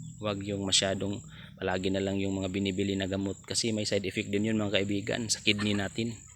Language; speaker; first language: Filipino; non-native, local second language; Cebuano